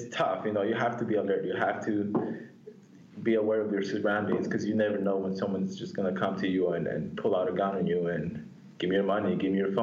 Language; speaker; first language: English; non-native, fluent; Spanish